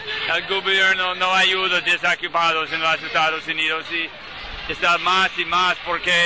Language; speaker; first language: Spanish; non-native, learner; English